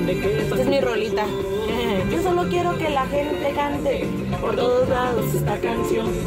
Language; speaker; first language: Spanish; native; Spanish